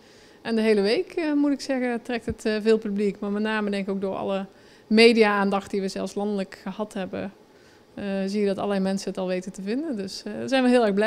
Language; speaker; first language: Dutch; native; Dutch